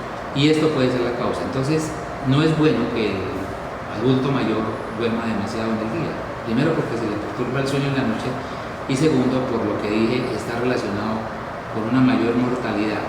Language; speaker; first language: Spanish; native; Spanish